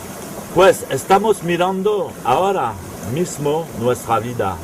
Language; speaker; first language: Spanish; non-native, fluent; French